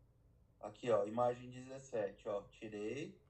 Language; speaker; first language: Portuguese; native; Portuguese